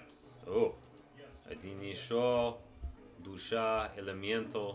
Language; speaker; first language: Russian; non-native, learner; English